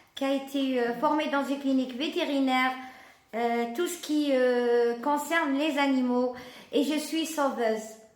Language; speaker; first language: French; non-native, local second language; Arabic